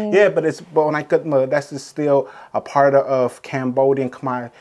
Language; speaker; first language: English; native; English